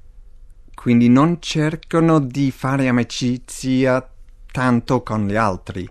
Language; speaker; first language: Italian; non-native, fluent; English